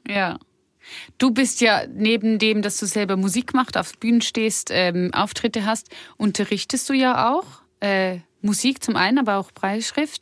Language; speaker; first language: German; native; German